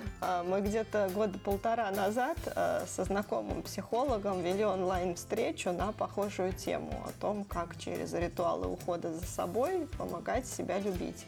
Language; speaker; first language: Russian; native; Russian